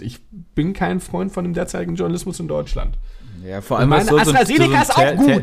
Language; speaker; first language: German; native; German